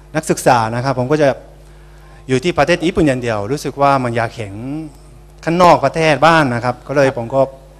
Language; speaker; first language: Thai; non-native, fluent; Japanese